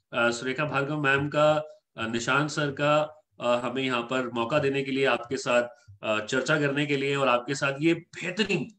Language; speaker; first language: Hindi; native; Hindi